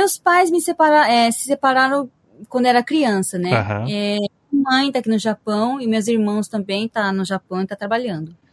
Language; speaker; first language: Portuguese; early bilingual, heritage; Portuguese